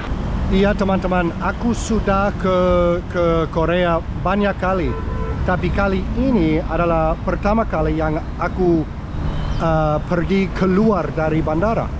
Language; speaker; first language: Indonesian; non-native, learner; English